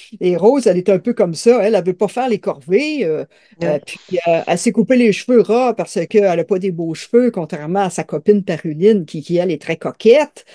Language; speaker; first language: French; native; French